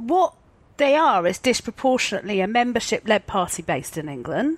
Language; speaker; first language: English; native; English